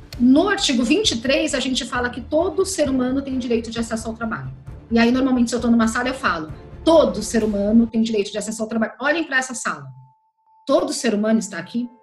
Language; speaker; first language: Portuguese; native; Portuguese